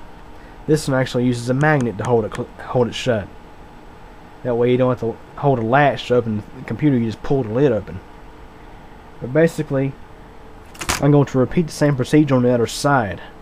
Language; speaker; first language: English; native; English